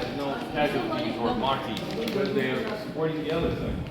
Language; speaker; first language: English; non-native, learner; Korean